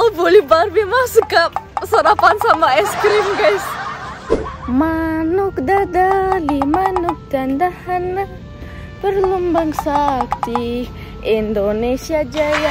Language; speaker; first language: Indonesian; non-native, fluent; German